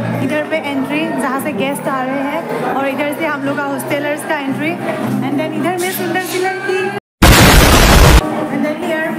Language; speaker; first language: Hindi; non-native, local second language; Assamese